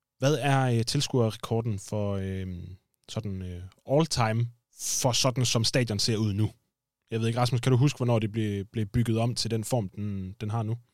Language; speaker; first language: Danish; native; Danish